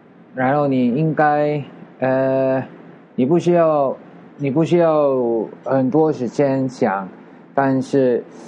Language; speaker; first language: Chinese; non-native, learner; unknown